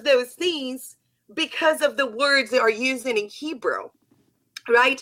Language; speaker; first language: English; non-native, fluent; Portuguese